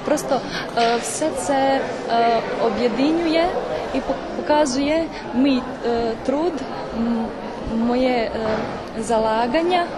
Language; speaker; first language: Ukrainian; non-native, local second language; Serbian